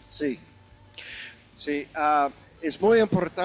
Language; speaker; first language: Spanish; non-native, learner; English